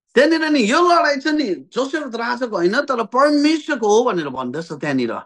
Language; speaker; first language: Nepali; native; Nepali